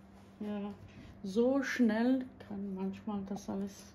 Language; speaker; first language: German; non-native, learner; Bosnian